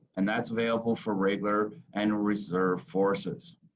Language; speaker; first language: English; native; English